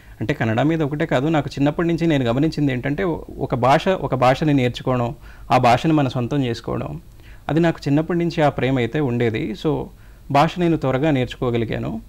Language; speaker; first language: Telugu; native; Telugu